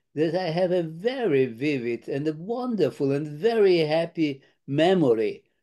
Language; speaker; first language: English; non-native, fluent; Lithuanian